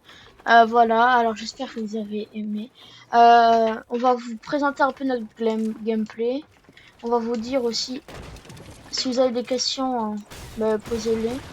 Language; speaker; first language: French; native; French